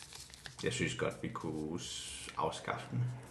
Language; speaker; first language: Danish; non-native, local second language; Kalaallisut